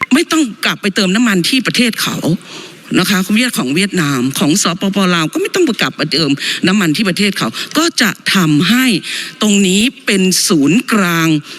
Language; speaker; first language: Thai; native; Thai